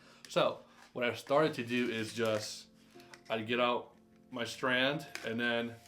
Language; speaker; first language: English; native; English